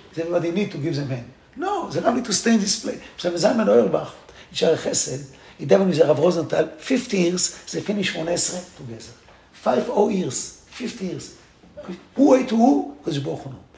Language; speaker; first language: English; non-native, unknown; Hebrew